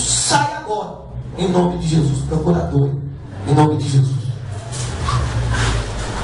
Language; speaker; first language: Portuguese; native; Portuguese